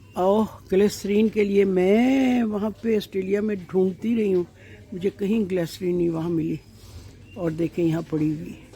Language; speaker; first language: Urdu; native; Urdu